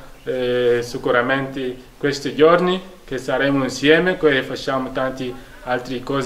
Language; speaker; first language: Italian; non-native, fluent; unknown